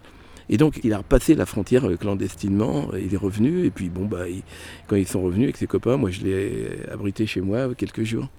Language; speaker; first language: French; native; French